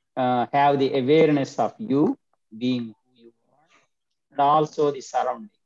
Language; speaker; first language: English; non-native, local second language; Telugu